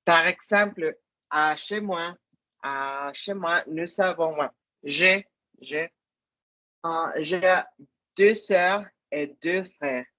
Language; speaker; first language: French; non-native, fluent; Spanish